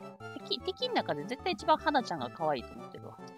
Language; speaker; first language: Japanese; native; Japanese